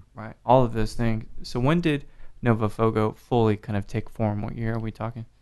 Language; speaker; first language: English; native; English